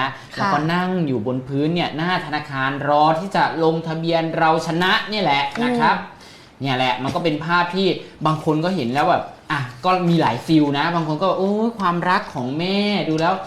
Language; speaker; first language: Thai; native; Thai